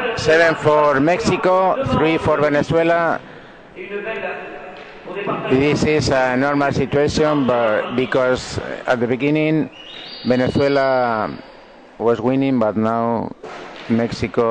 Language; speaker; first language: English; non-native, learner; Spanish